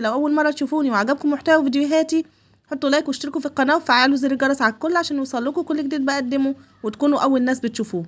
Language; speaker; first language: Arabic; native; Arabic